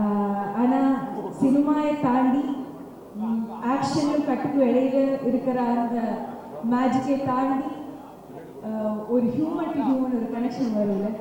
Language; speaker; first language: Tamil; non-native, learner; Malayalam